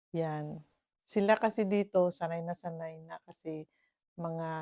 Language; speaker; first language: Filipino; non-native, local second language; Cebuano